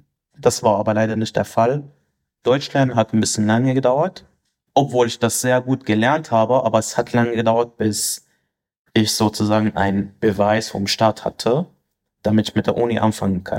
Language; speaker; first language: German; non-native, fluent; Arabic